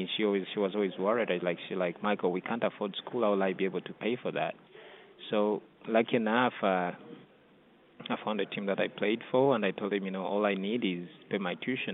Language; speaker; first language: English; non-native, local second language; Ganda